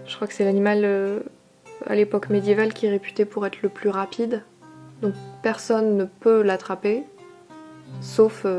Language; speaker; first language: French; native; French